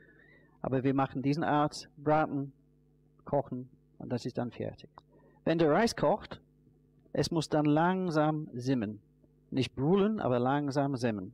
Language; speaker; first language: German; non-native, fluent; English